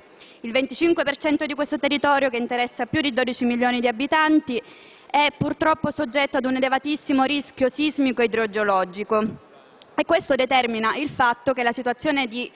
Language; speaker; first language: Italian; native; Italian